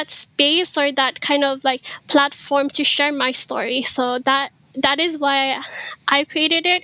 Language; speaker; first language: English; early bilingual, other home language; Iloko